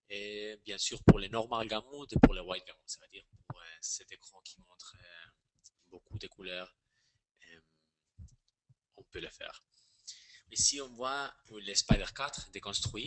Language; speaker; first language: French; non-native, fluent; Spanish